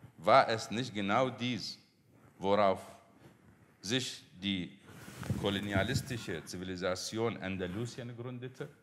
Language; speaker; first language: German; non-native, fluent; Arabic